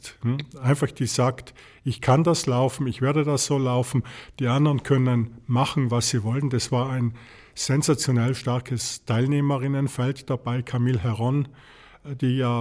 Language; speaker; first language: German; native; German